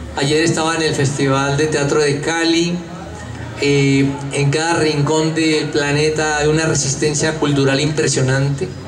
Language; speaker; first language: Spanish; native; Spanish